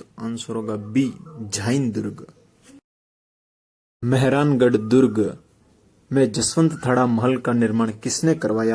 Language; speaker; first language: Hindi; native; Hindi